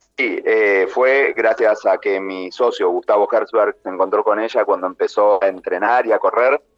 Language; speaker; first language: Spanish; native; Spanish